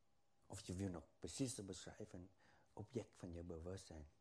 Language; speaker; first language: Dutch; non-native, fluent; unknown